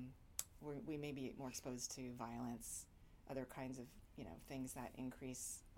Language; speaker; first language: English; native; English